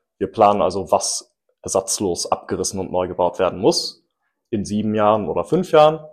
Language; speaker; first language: German; early bilingual, other home language; English